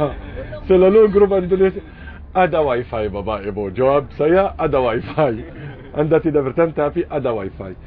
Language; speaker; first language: Indonesian; non-native, fluent; Arabic